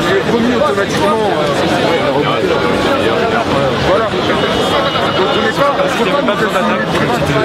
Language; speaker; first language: French; native; French